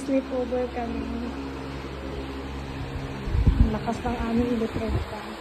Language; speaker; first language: Filipino; native; Filipino